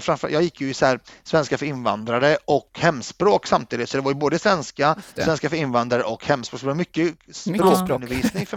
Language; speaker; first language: Swedish; early bilingual, other home language; Arabic